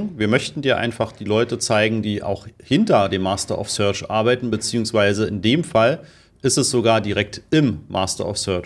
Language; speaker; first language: German; native; German